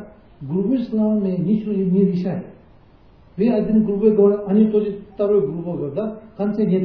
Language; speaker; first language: Russian; non-native, learner; Tibetan